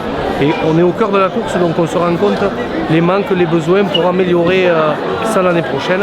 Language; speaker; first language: French; native; French